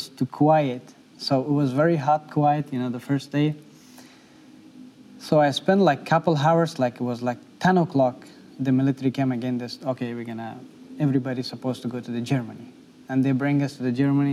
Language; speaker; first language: English; non-native, learner; Persian